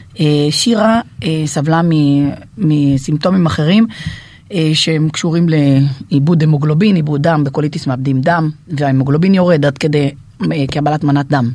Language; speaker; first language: Hebrew; native; Hebrew